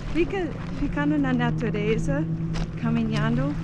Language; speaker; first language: Portuguese; non-native, fluent; English